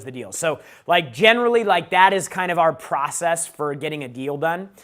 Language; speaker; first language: English; native; English